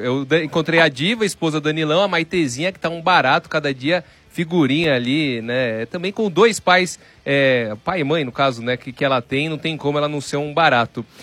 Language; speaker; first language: Portuguese; native; Portuguese